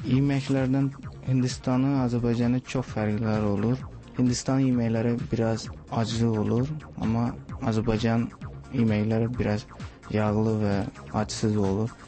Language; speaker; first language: Azerbaijani; non-native, learner; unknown